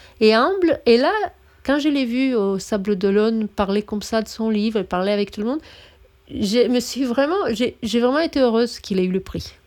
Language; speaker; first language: French; non-native, fluent; Romanian